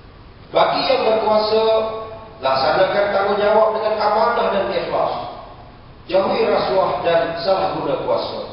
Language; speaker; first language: Malay; native; Malay